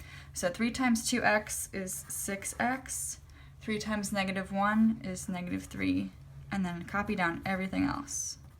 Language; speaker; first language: English; native; English